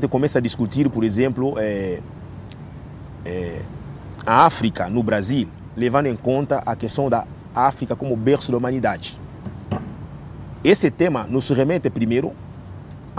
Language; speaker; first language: Portuguese; non-native, fluent; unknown